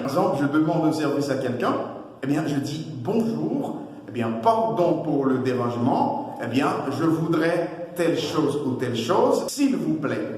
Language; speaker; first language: French; non-native, local second language; Haitian Creole